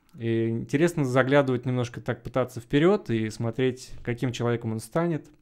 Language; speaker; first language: Russian; native; Russian